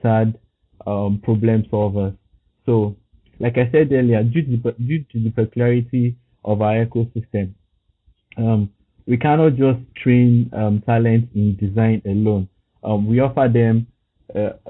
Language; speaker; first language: English; non-native, local second language; Yoruba